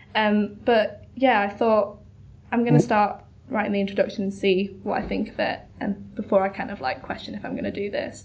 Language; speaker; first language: English; native; English